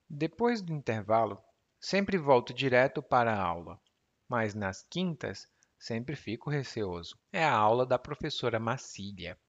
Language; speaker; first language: Portuguese; native; Portuguese